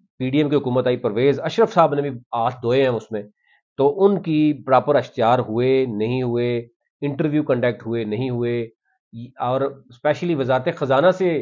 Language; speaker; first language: Urdu; non-native, local second language; Punjabi